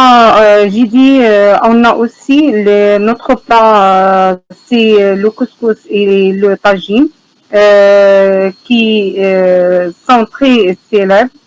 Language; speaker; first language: French; non-native, learner; Arabic